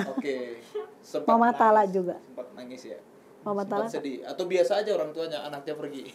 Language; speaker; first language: Indonesian; native; Indonesian